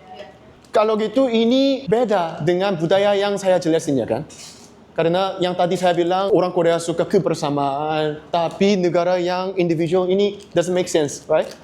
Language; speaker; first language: Indonesian; non-native, learner; Korean